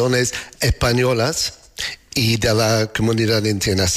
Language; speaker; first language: Spanish; non-native, learner; English